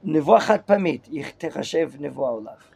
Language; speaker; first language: Hebrew; non-native, fluent; English